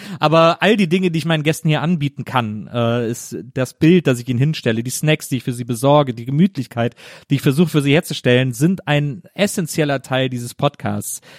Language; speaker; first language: German; native; German